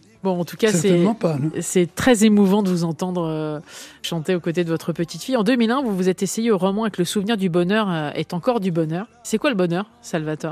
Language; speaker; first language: French; native; French